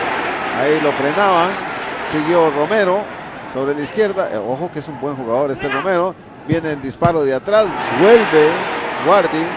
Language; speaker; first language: Spanish; native; Spanish